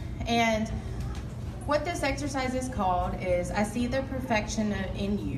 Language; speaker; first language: English; native; English